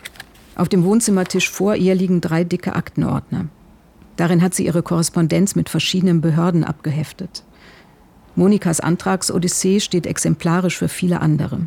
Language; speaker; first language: German; native; German